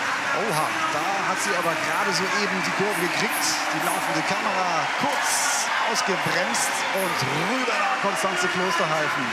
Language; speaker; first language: German; native; German